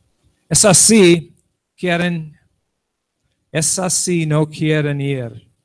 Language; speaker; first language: Spanish; non-native, learner; English